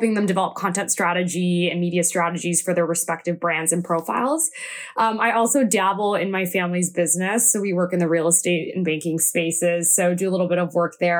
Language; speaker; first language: English; native; English